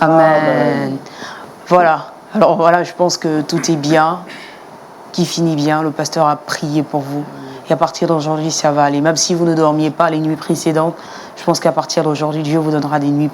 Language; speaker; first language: French; native; French